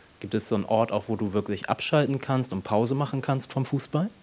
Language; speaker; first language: German; native; German